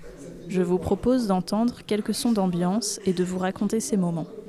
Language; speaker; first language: French; native; French